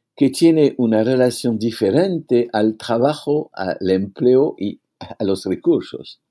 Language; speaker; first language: Spanish; non-native, fluent; French